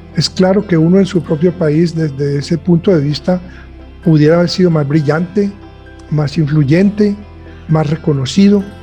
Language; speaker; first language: Spanish; native; Spanish